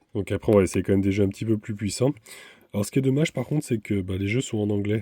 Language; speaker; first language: French; native; French